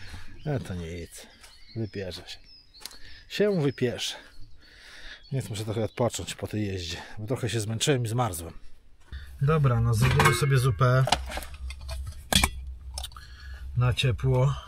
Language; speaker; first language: Polish; native; Polish